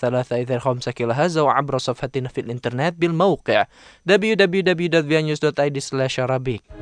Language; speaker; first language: Arabic; non-native, fluent; Indonesian